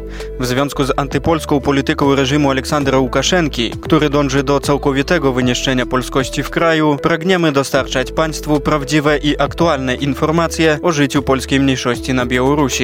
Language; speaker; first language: Polish; native; Polish